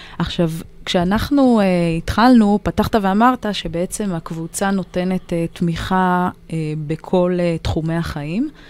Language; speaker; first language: Hebrew; native; Hebrew